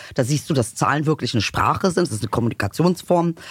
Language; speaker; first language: German; native; German